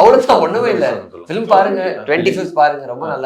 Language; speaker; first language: Tamil; non-native, fluent; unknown